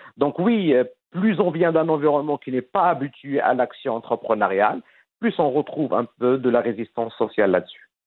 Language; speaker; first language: French; non-native, fluent; Arabic